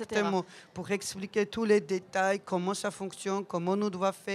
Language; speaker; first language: French; non-native, learner; Georgian